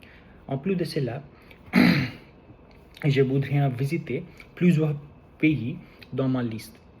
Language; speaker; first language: French; non-native, learner; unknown